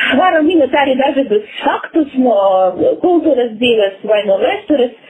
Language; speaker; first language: Latvian; non-native, local second language; Russian